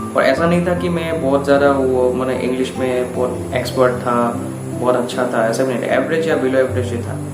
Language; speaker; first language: Hindi; non-native, local second language; Assamese